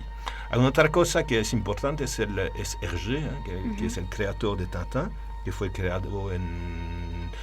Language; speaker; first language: Spanish; non-native, learner; French